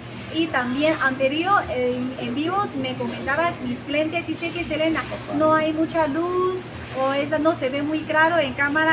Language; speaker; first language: Spanish; non-native, learner; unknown